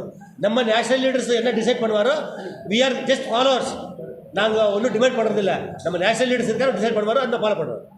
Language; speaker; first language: Tamil; non-native, learner; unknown